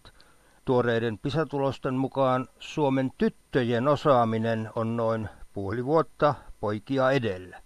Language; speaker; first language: Finnish; native; Finnish